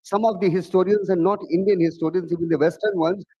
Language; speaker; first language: English; non-native, local second language; Bhojpuri